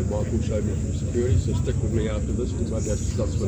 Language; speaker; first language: English; native; English